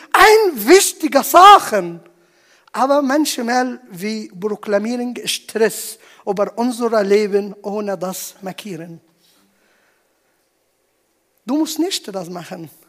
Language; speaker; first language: German; non-native, learner; Arabic